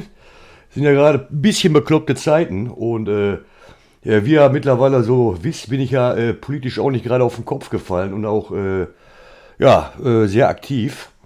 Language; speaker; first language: German; native; German